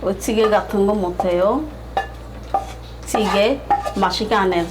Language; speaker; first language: Korean; non-native, local second language; Bangla